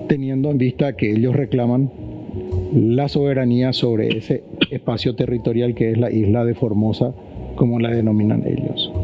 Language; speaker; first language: Spanish; native; Spanish